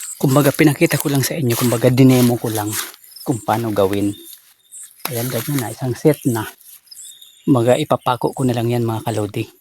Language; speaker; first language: Filipino; non-native, local second language; Bikol